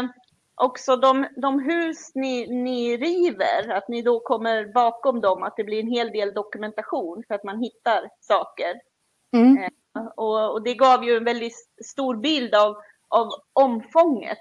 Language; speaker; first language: Swedish; native; Swedish